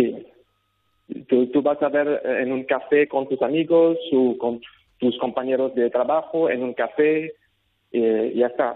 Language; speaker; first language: Spanish; non-native, learner; Arabic